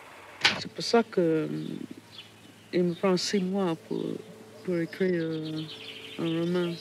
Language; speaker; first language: French; non-native, fluent; English